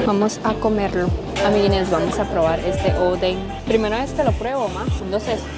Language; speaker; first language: Spanish; native; Spanish